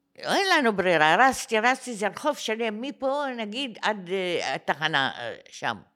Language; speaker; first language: Hebrew; non-native, fluent; Arabic